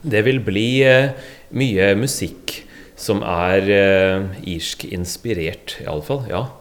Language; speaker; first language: Norwegian; native; Norwegian